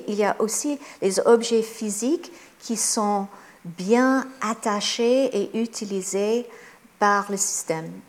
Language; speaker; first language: French; non-native, fluent; English